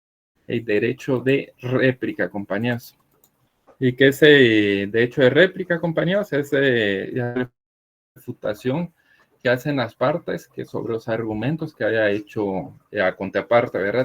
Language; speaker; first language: Spanish; native; Spanish